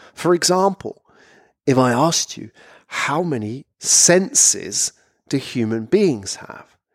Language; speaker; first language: English; native; English